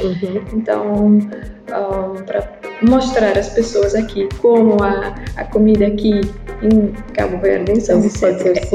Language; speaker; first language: Portuguese; non-native, learner; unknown